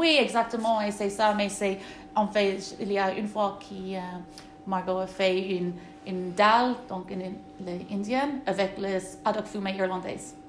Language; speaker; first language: French; non-native, learner; English